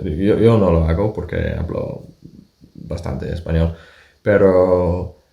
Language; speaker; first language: Spanish; non-native, fluent; English